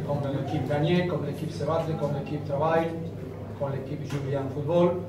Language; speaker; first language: French; non-native, learner; Spanish